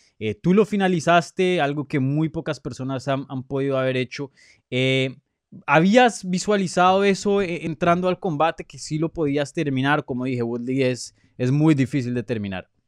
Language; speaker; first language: Spanish; native; Spanish